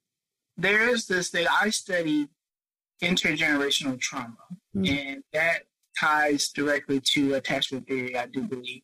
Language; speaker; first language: English; native; English